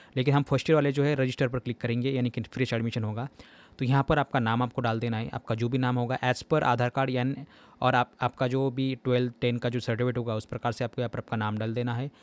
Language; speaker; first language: Hindi; non-native, local second language; Marathi